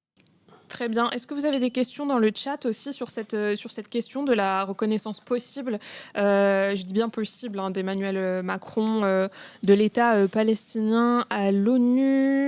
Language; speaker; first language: French; native; French